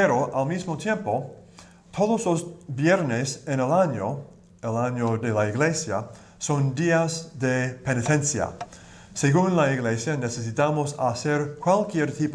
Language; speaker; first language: Spanish; non-native, learner; English